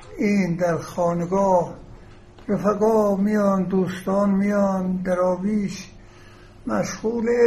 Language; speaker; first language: Persian; native; Persian